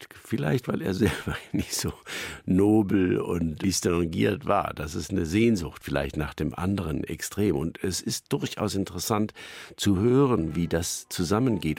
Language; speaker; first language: German; native; German